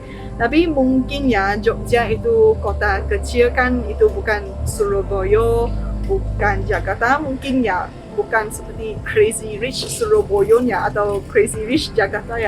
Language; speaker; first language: Indonesian; non-native, fluent; Chinese